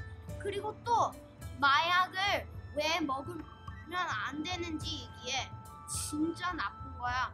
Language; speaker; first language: Korean; early bilingual, heritage; Korean